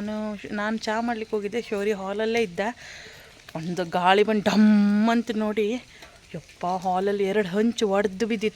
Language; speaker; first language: Kannada; native; Kannada